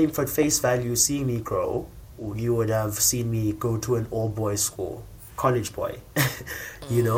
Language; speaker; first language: English; non-native, local second language; Xhosa